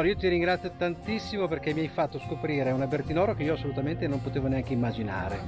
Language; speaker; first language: Italian; native; Italian